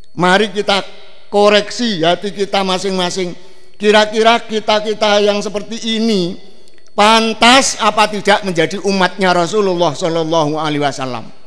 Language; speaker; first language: Indonesian; non-native, local second language; Javanese